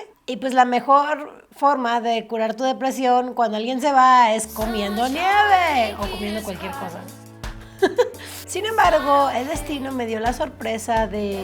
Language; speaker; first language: Spanish; native; Spanish